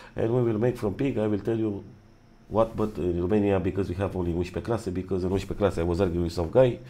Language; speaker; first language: English; non-native, learner; Romanian